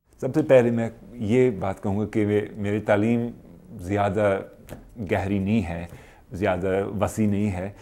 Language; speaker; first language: Urdu; non-native, fluent; English